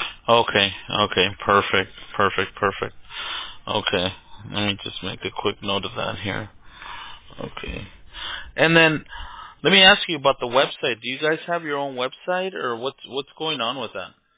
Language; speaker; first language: English; early bilingual, other home language; Spanish